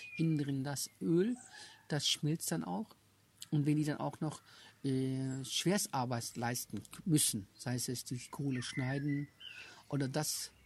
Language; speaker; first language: German; early bilingual, other home language; Turkish